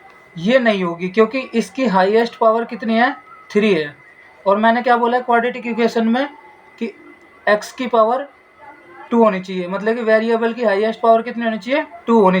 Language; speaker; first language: Hindi; native; Hindi